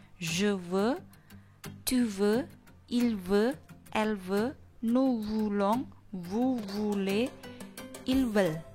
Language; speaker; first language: French; non-native, fluent; Indonesian